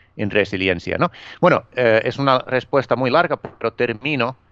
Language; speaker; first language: Spanish; non-native, fluent; Finnish